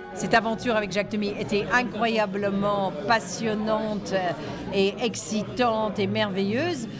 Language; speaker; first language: French; non-native, fluent; English